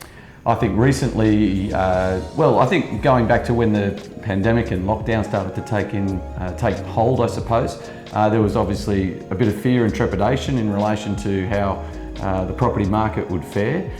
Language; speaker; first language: English; native; English